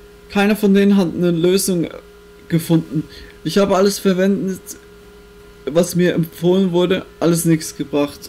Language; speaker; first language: German; native; German